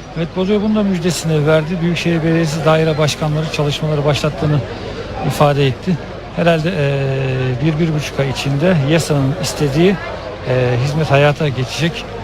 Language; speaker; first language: Turkish; native; Turkish